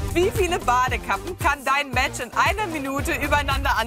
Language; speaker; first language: German; native; German